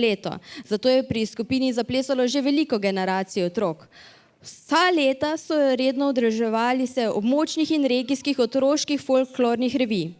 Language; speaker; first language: Slovenian; native; Slovenian